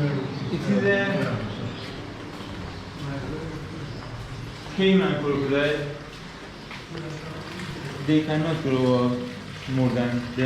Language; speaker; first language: English; non-native, learner; Persian